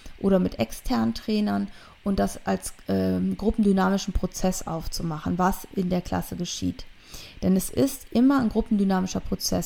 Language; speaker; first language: German; native; German